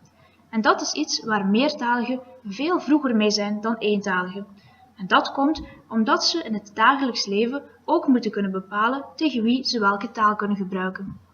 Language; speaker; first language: Dutch; native; Dutch